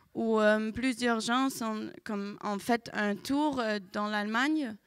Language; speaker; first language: French; non-native, fluent; German